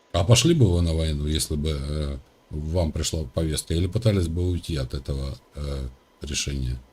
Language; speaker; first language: Russian; native; Russian